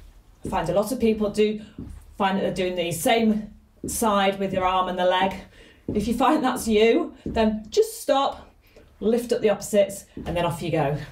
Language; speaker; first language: English; native; English